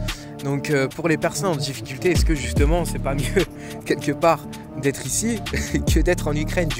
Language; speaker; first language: French; native; French